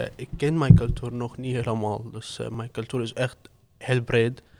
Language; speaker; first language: Dutch; non-native, fluent; Arabic